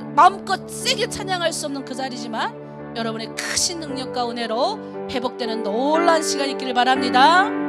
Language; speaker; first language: Korean; native; Korean